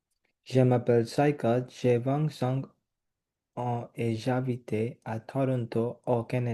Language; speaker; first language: French; non-native, learner; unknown